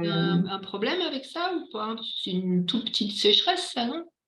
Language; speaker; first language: French; native; French